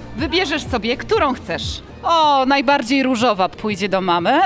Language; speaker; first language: Polish; native; Polish